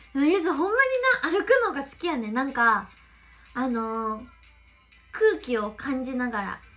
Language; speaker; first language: Japanese; native; Japanese